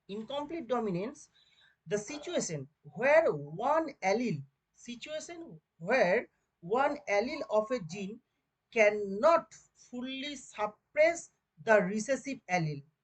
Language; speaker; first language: English; non-native, local second language; Bangla